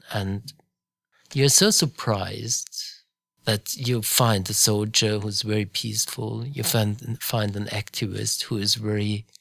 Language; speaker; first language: English; non-native, fluent; German